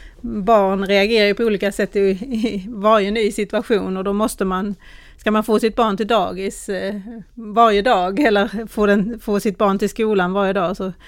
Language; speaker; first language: Swedish; native; Swedish